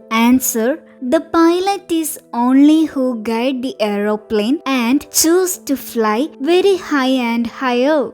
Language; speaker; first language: English; non-native, local second language; Malayalam